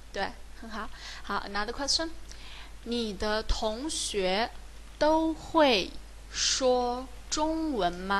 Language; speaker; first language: Chinese; native; Chinese